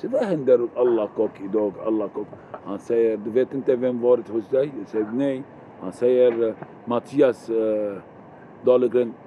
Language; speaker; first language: Swedish; non-native, learner; Arabic